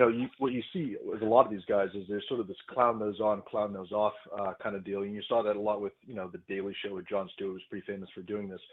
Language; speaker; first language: English; native; English